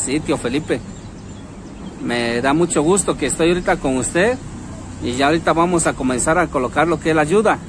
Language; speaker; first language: Spanish; native; Spanish